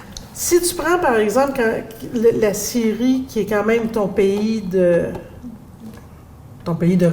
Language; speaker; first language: French; native; French